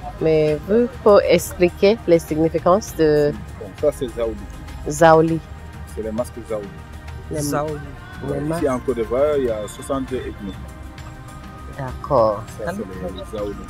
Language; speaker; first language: French; non-native, learner; English